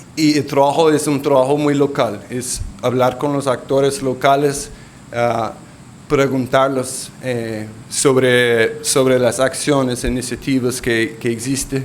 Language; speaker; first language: Spanish; non-native, local second language; English